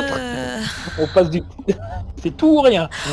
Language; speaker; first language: French; native; French